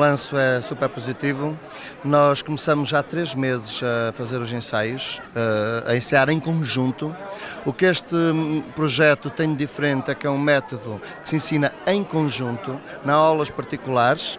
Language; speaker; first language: Portuguese; non-native, fluent; Spanish